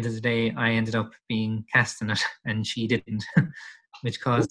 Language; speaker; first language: English; native; English